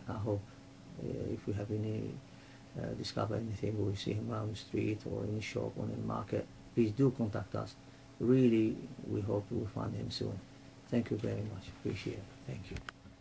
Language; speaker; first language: English; non-native, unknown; Arabic